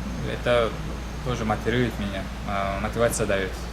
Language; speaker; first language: Russian; non-native, learner; Uzbek